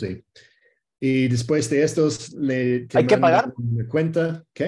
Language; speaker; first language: Spanish; early bilingual, heritage; Spanish